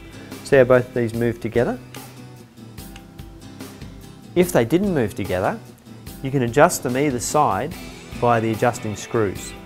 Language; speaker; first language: English; native; English